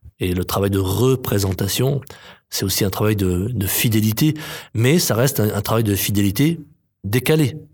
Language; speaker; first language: French; native; French